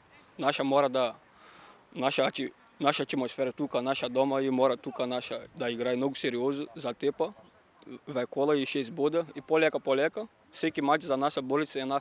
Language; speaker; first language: Macedonian; non-native, learner; Portuguese